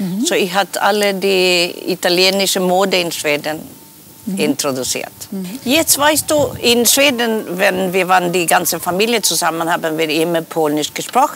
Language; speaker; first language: German; non-native, learner; Polish